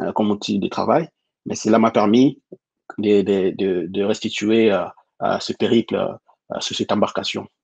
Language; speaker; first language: French; non-native, local second language; Lingala